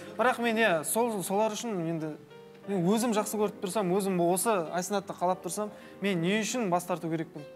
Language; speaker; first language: Kazakh; native; Kazakh